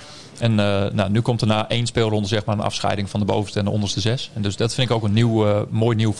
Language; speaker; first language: Dutch; native; Dutch